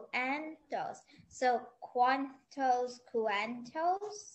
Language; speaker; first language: Spanish; non-native, learner; English